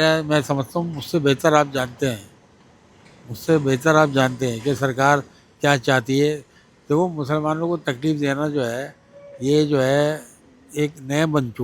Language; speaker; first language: Hindi; native; Hindi